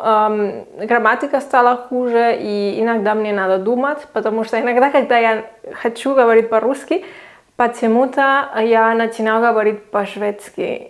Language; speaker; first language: Russian; non-native, learner; Swiss German